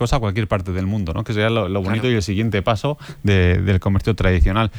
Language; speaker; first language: Spanish; native; Spanish